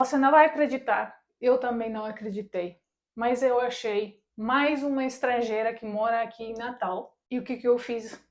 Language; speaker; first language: Portuguese; non-native, fluent; Russian